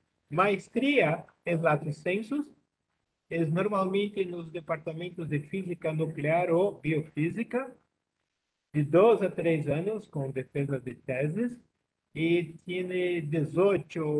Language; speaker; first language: Spanish; non-native, learner; Portuguese